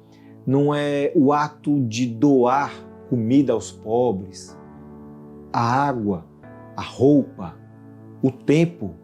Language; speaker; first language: Portuguese; native; Portuguese